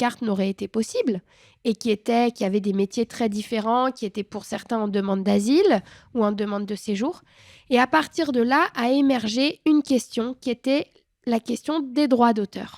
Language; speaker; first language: French; native; French